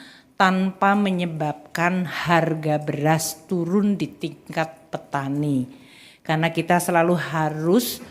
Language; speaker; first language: Indonesian; native; Indonesian